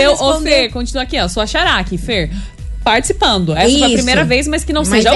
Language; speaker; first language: Portuguese; native; Portuguese